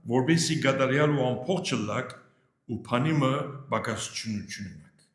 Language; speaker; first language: Armenian; early bilingual, heritage; Armenian